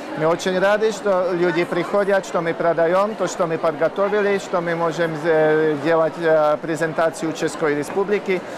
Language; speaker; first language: Russian; non-native, fluent; Czech